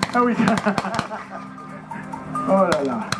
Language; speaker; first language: French; non-native, learner; Italian